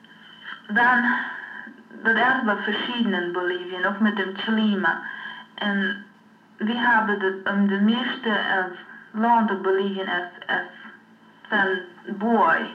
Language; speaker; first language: German; non-native, learner; Low German